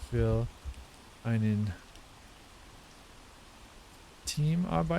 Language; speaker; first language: German; non-native, learner; English